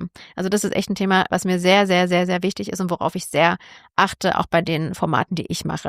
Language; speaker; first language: German; native; German